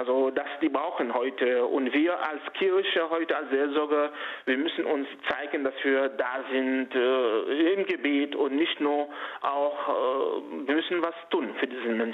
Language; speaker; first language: German; non-native, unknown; Haitian Creole